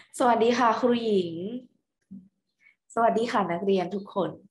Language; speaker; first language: Thai; native; Thai